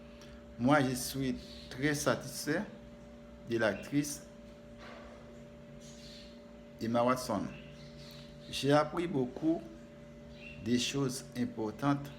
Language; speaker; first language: French; non-native, learner; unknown